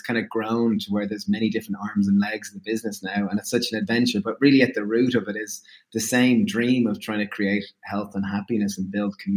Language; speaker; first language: English; native; English